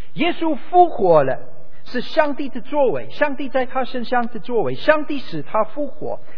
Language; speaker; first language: Chinese; non-native, fluent; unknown